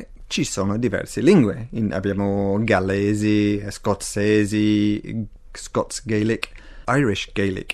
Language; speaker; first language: Italian; non-native, fluent; English